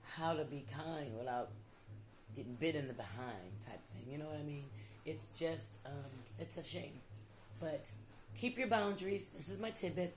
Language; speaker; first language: English; native; English